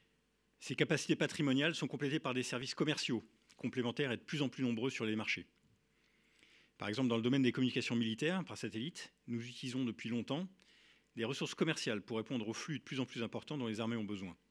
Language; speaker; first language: French; native; French